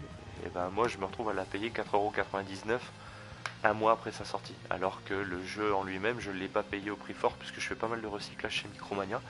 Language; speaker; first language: French; native; French